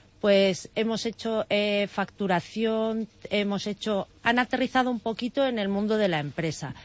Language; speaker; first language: Spanish; native; Spanish